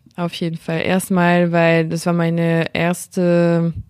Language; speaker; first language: German; non-native, fluent; French